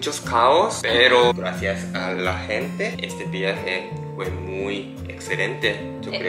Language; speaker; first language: Spanish; non-native, learner; Japanese